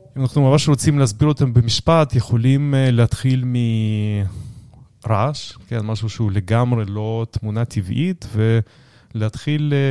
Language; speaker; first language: Hebrew; native; Hebrew